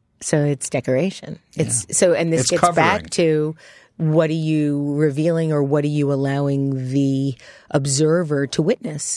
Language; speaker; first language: English; native; English